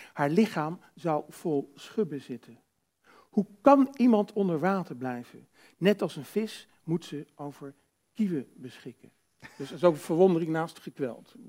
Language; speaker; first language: Dutch; native; Dutch